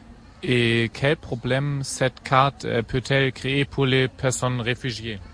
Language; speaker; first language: French; non-native, fluent; German